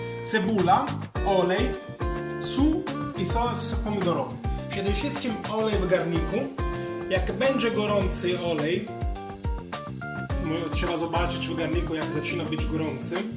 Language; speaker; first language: Polish; non-native, learner; Italian